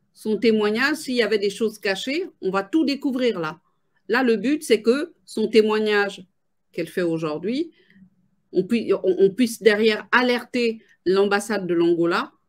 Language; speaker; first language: French; native; French